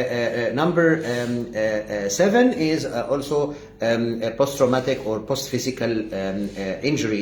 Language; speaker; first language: English; non-native, fluent; Arabic